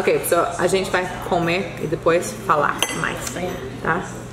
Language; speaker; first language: Portuguese; non-native, learner; English